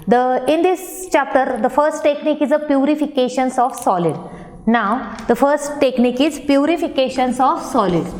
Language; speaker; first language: English; non-native, local second language; Marathi